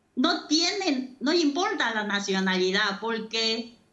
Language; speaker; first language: Spanish; non-native, fluent; Chinese